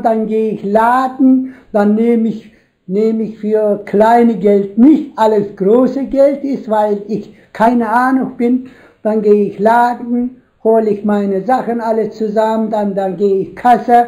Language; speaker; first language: German; non-native, learner; Turkish